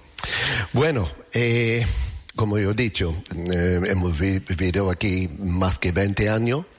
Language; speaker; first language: Spanish; non-native, learner; English